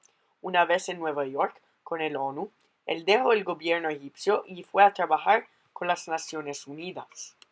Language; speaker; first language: Spanish; non-native, fluent; English